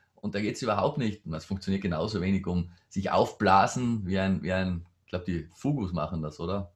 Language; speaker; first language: German; native; German